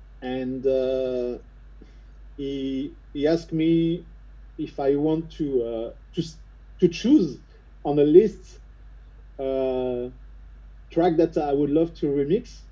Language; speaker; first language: English; non-native, fluent; French